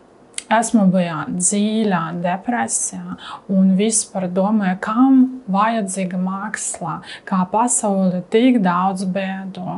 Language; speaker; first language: Latvian; non-native, learner; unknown